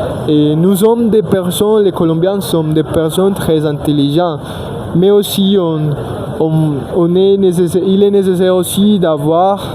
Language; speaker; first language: French; non-native, learner; Spanish